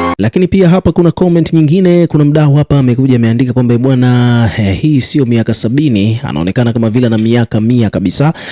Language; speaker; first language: Swahili; native; Swahili